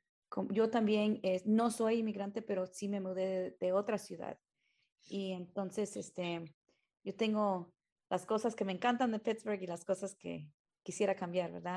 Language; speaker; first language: Spanish; early bilingual, heritage; Spanish